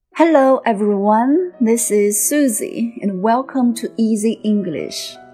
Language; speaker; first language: English; non-native, fluent; Chinese